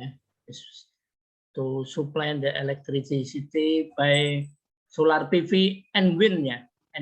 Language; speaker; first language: English; non-native, learner; Indonesian